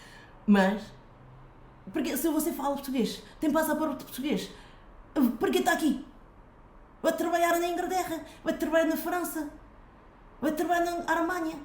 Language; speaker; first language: Portuguese; non-native, fluent; Chinese